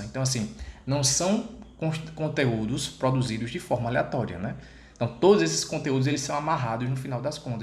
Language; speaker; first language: Portuguese; native; Portuguese